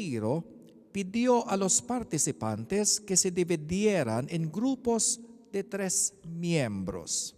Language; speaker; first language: Spanish; non-native, learner; Filipino